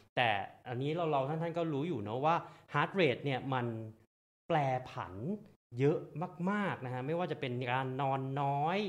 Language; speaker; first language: Thai; native; Thai